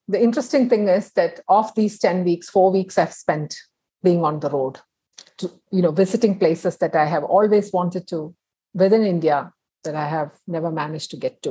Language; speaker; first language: English; non-native, local second language; Tamil